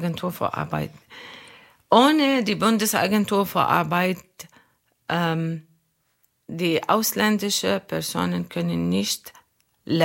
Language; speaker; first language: German; non-native, fluent; Arabic